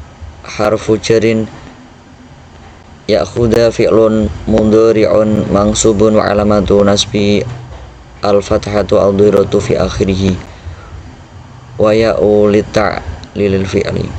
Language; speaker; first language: Arabic; non-native, learner; Indonesian